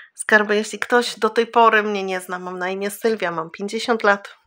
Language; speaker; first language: Polish; native; Polish